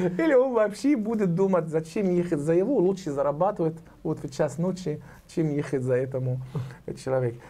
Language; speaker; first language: Russian; non-native, learner; Arabic